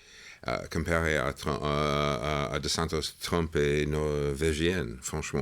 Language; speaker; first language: French; non-native, fluent; English